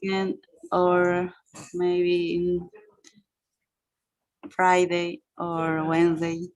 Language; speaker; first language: English; non-native, learner; Spanish